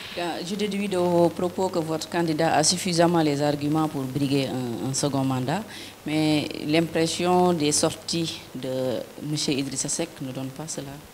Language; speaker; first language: French; non-native, local second language; Wolof